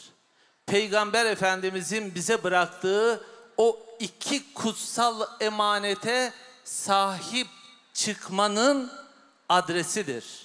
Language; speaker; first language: Turkish; native; Turkish